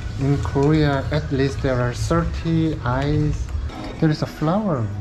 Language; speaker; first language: English; non-native, learner; Korean